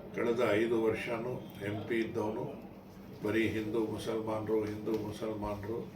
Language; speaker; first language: Kannada; non-native, local second language; Urdu